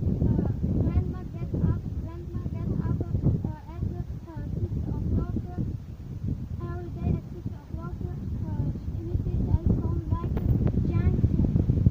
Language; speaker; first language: English; non-native, learner; Tajik